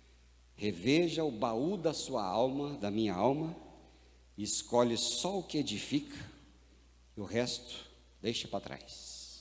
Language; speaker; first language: Portuguese; native; Portuguese